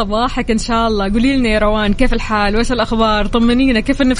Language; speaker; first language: Arabic; native; Arabic